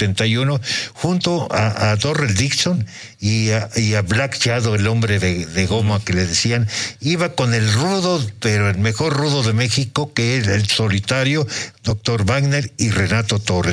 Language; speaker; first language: Spanish; native; Spanish